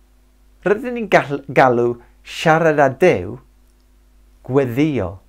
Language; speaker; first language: Welsh; non-native, local second language; English